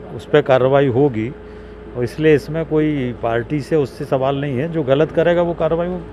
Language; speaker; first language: Hindi; native; Hindi